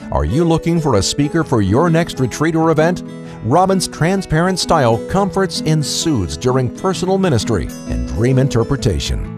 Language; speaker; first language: English; native; English